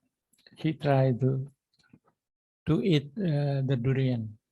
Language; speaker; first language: English; non-native, learner; Indonesian